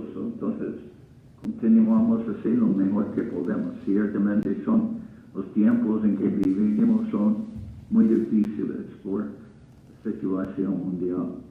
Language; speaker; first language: Spanish; non-native, fluent; English